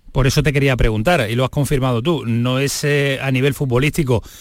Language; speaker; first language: Spanish; non-native, fluent; English